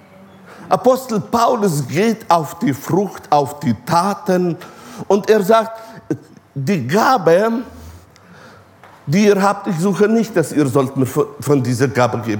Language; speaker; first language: German; non-native, fluent; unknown